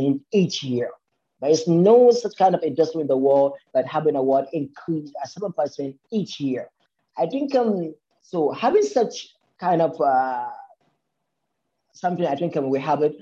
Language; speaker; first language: English; non-native, local second language; Hausa